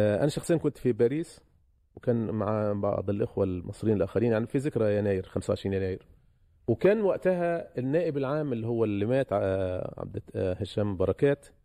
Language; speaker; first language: Arabic; native; Arabic